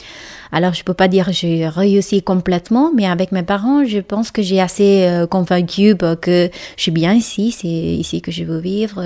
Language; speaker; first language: French; non-native, learner; Malayalam